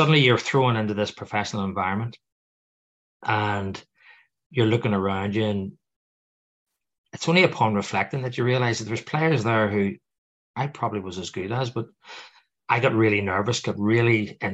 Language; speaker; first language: English; native; English